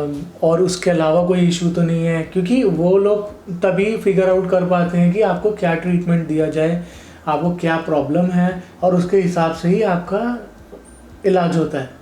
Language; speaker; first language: Hindi; native; Hindi